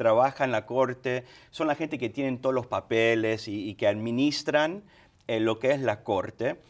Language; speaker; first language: Spanish; early bilingual, other home language; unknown